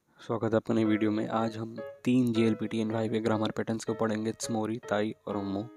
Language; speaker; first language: Hindi; native; Hindi